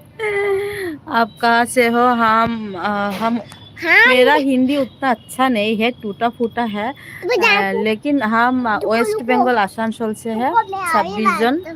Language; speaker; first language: Hindi; non-native, local second language; Bangla